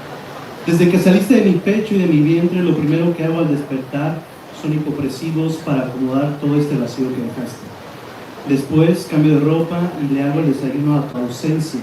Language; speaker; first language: Spanish; native; Spanish